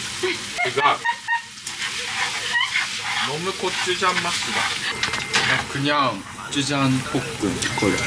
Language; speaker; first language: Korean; non-native, learner; Japanese